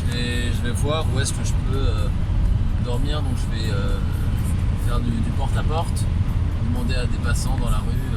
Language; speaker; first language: French; native; French